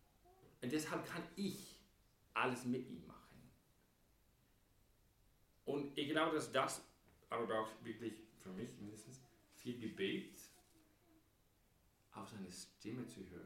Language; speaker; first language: German; non-native, fluent; English